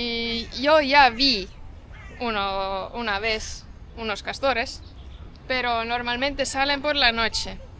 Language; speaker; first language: Spanish; non-native, fluent; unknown